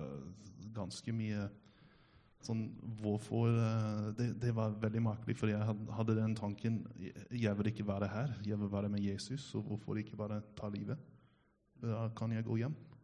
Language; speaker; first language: Norwegian; non-native, fluent; English